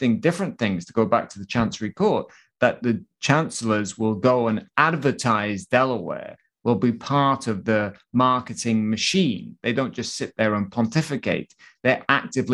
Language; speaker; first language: English; native; English